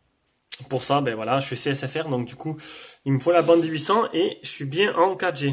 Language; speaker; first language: French; native; French